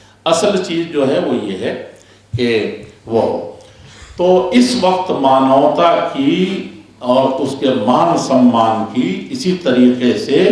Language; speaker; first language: Urdu; native; Urdu